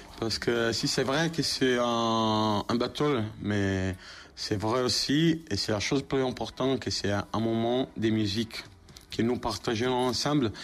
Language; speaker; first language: French; non-native, fluent; Italian